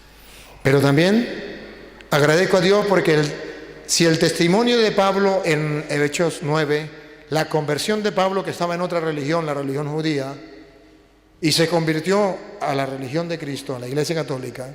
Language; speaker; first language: Spanish; native; Spanish